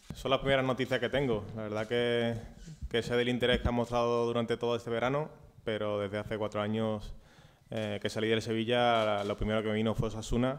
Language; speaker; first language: Spanish; native; Spanish